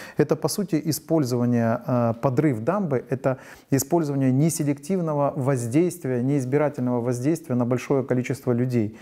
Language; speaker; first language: Russian; non-native, local second language; Ukrainian